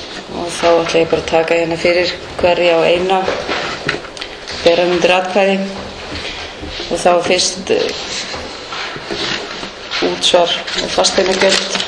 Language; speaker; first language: Icelandic; native; Icelandic